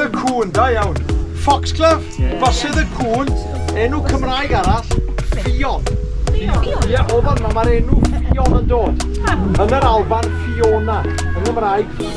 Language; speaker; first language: Welsh; native; Welsh